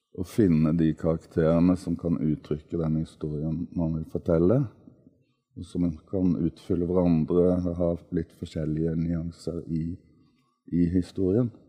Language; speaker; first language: Norwegian; native; Norwegian